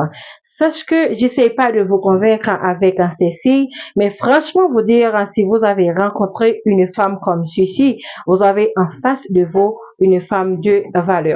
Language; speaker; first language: French; non-native, local second language; Haitian Creole